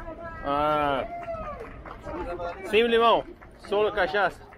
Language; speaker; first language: Portuguese; non-native, learner; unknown